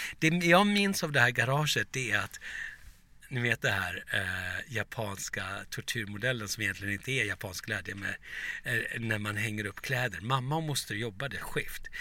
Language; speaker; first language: Swedish; early bilingual, other home language; Turoyo